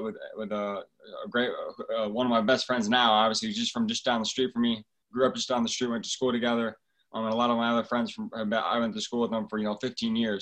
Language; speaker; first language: English; native; English